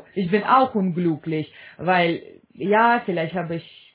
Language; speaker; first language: German; non-native, fluent; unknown